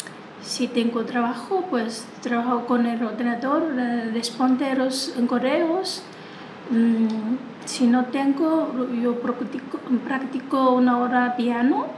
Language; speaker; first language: Spanish; non-native, learner; Chinese